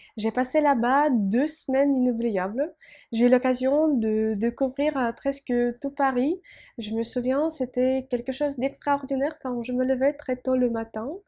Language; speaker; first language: French; non-native, fluent; Russian